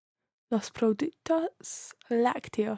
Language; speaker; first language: Spanish; non-native, learner; English